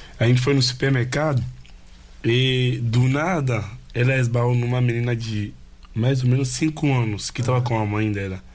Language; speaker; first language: Portuguese; non-native, fluent; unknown